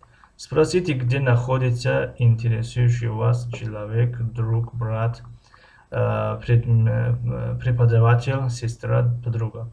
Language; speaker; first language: Russian; non-native, fluent; Tajik